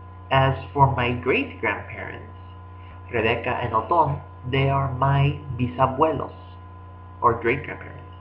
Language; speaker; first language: English; early bilingual, other home language; Spanish